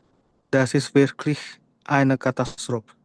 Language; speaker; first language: German; non-native, learner; Indonesian